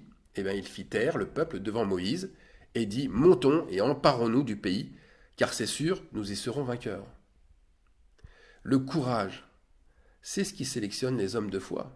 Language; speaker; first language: French; native; French